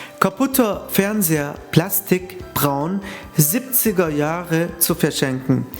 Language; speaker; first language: German; non-native, fluent; Turkish